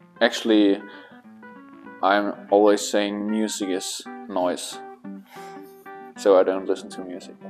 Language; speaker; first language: English; non-native, fluent; German